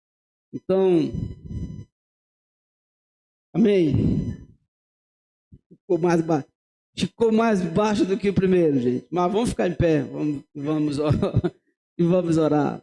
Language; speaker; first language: Portuguese; native; Portuguese